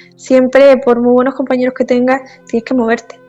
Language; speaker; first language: Spanish; native; Spanish